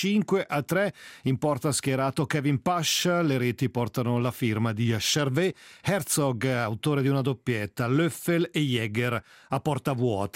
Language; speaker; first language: Italian; native; Italian